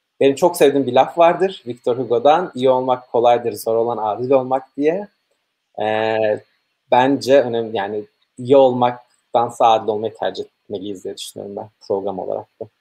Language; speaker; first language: Turkish; native; Turkish